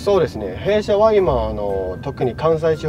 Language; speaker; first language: Japanese; non-native, fluent; Chinese